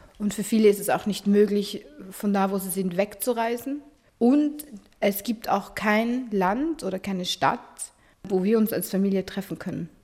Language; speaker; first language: German; early bilingual, other home language; Arabic